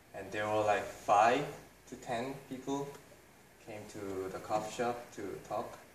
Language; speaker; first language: English; non-native, fluent; Korean